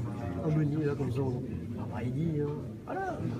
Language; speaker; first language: French; native; French